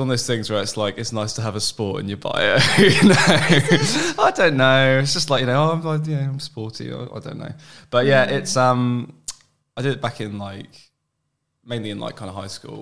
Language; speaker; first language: English; native; English